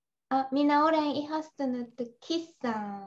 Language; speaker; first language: Finnish; non-native, learner; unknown